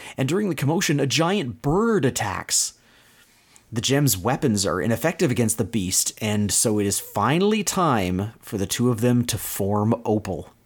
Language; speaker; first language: English; native; English